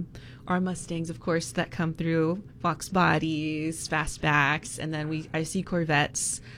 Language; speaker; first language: English; native; English